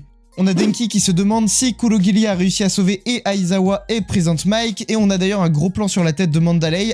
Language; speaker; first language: French; native; French